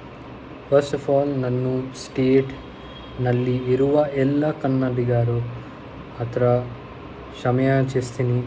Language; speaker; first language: Kannada; non-native, local second language; Hindi